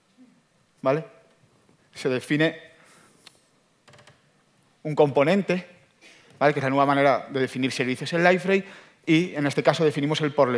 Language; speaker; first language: Spanish; native; Spanish